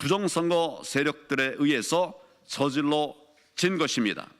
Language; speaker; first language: Korean; native; Korean